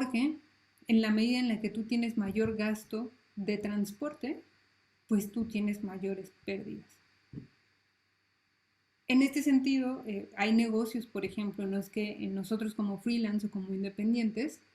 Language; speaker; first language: Spanish; native; Spanish